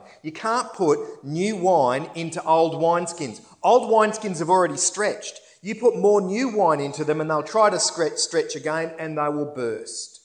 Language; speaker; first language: English; native; English